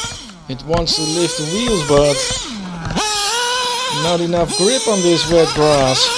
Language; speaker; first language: English; non-native, fluent; Dutch